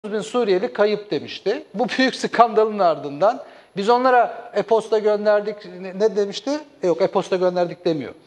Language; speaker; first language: Turkish; native; Turkish